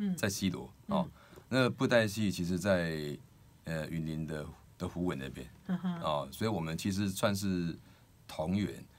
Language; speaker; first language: Chinese; native; Chinese